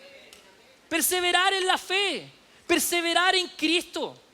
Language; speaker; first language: Spanish; native; Spanish